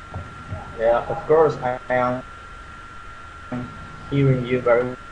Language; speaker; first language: English; non-native, learner; Spanish